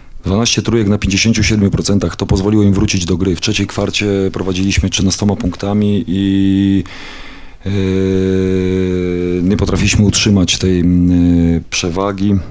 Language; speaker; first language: Polish; native; Polish